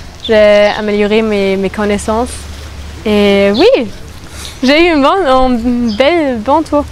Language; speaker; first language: French; non-native, fluent; German